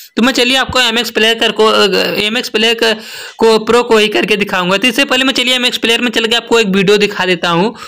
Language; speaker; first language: Hindi; native; Hindi